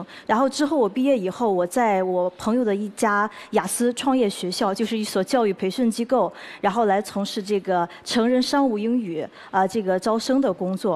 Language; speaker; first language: Chinese; native; Chinese